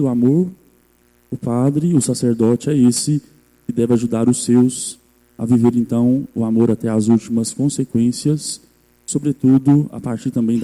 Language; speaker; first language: Portuguese; native; Portuguese